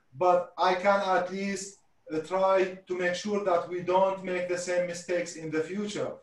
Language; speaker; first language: English; non-native, fluent; Arabic